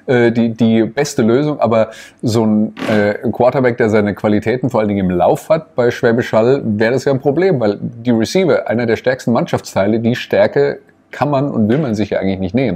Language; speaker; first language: German; native; German